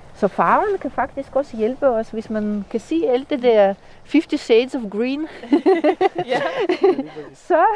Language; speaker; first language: Danish; non-native, fluent; Russian